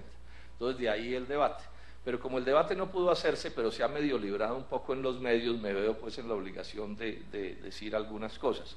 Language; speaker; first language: Spanish; native; Spanish